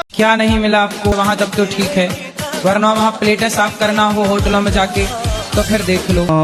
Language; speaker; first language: Hindi; native; Hindi